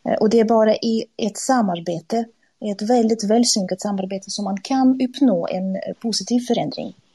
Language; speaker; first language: Swedish; non-native, fluent; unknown